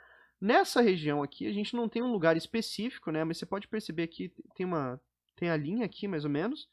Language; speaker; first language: Portuguese; native; Portuguese